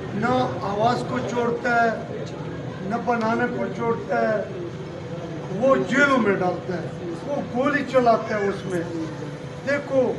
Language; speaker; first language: Urdu; non-native, local second language; Pashto